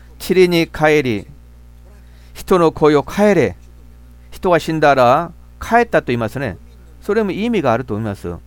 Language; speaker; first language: Japanese; non-native, fluent; Korean